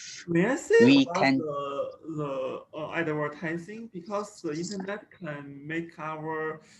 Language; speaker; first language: English; non-native, local second language; Chinese